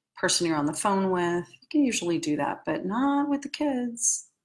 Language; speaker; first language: English; native; English